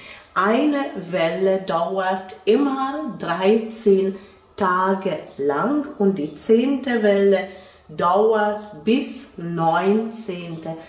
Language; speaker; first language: German; non-native, fluent; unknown